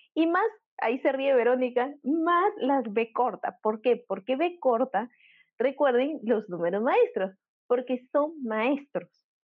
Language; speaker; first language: Spanish; native; Spanish